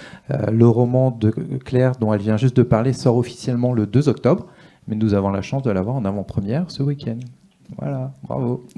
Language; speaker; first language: French; native; French